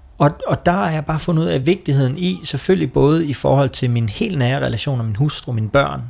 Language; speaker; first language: Danish; native; Danish